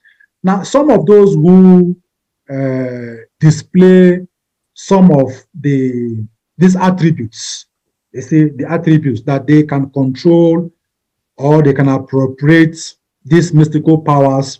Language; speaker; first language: English; non-native, local second language; Igbo